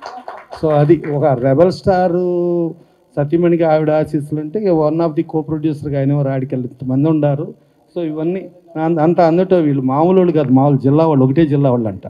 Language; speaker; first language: Telugu; native; Telugu